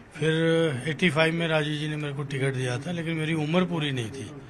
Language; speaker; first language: Hindi; native; Hindi